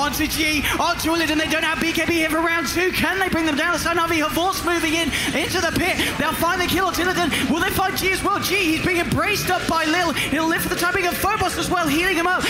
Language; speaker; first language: English; native; English